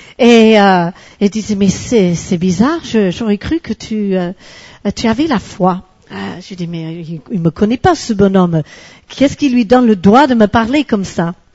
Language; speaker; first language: French; non-native, fluent; English